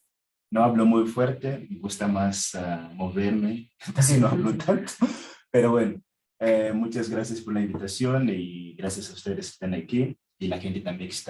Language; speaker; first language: Spanish; non-native, fluent; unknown